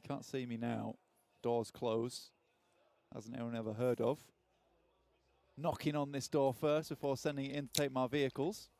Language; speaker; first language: English; native; English